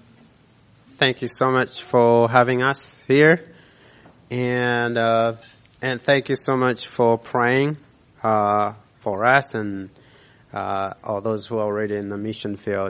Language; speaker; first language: English; non-native, local second language; Nyanja